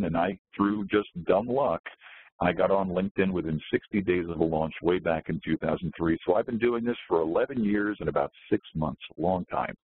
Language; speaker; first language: English; native; English